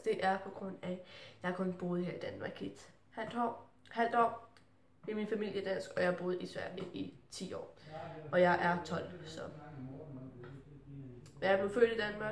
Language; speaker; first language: Danish; early bilingual, heritage; Danish